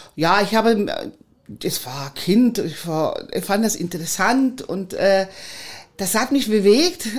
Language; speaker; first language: German; non-native, fluent; Spanish